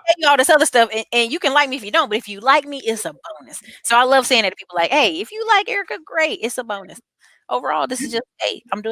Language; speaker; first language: English; native; English